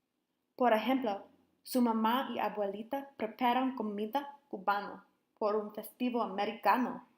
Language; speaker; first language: Spanish; non-native, learner; English